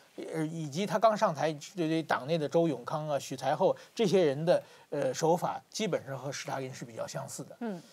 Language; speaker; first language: Chinese; native; Chinese